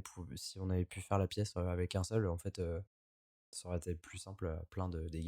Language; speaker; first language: French; native; French